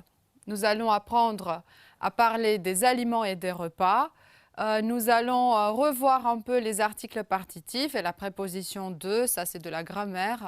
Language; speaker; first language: French; non-native, fluent; Romanian